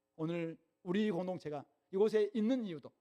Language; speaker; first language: Korean; native; Korean